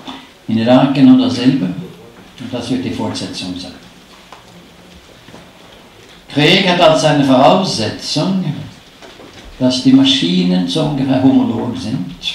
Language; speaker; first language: German; non-native, fluent; Norwegian